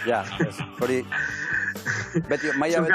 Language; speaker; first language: Basque; native; Basque